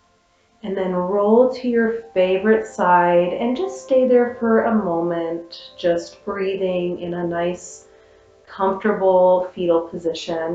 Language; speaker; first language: English; native; English